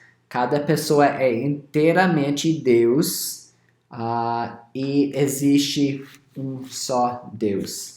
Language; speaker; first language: Portuguese; non-native, fluent; English